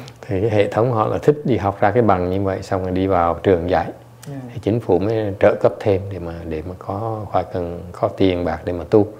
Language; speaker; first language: Vietnamese; early bilingual, heritage; Vietnamese